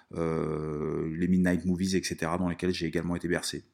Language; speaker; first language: French; early bilingual, other home language; Italian